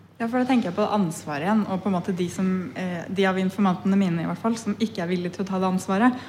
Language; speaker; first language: Norwegian; early bilingual, other home language; Punjabi